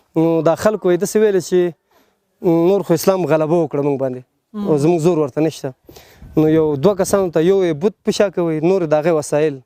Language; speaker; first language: Pashto; non-native, local second language; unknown